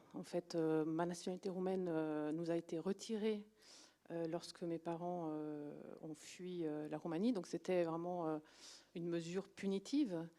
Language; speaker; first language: French; early bilingual, other home language; Romanian